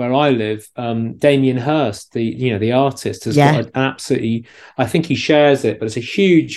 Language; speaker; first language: English; native; English